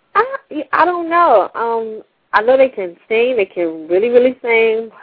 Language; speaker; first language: English; native; English